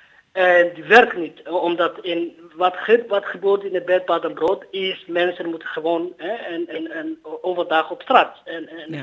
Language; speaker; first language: Dutch; non-native, learner; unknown